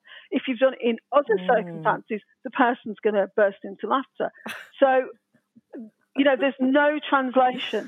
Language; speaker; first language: English; native; English